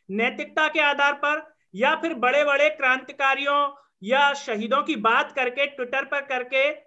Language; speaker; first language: Hindi; native; Hindi